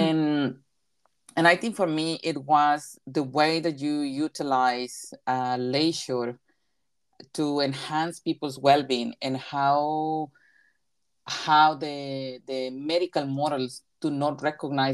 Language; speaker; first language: English; non-native, fluent; Spanish